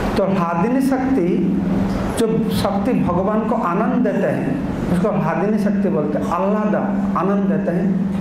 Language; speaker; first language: Hindi; non-native, local second language; Odia